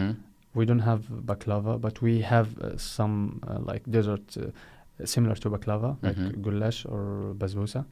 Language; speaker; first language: English; non-native, fluent; Arabic